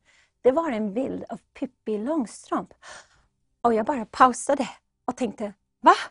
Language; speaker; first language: Swedish; non-native, fluent; English